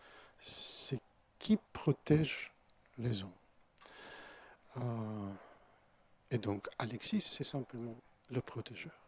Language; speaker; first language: French; non-native, fluent; Russian